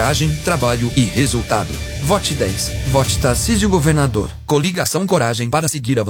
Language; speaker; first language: Portuguese; native; Portuguese